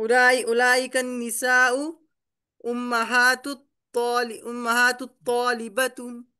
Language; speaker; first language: Arabic; non-native, learner; Urdu